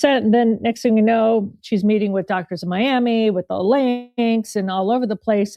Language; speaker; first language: English; native; English